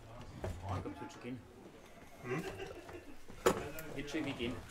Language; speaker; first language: German; native; German